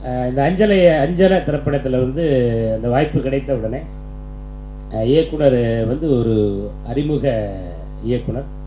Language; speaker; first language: Tamil; native; Tamil